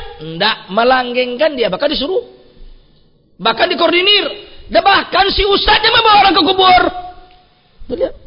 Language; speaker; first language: Indonesian; non-native, local second language; Minangkabau